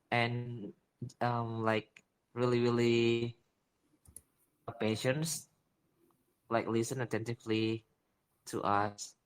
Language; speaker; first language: English; non-native, learner; Indonesian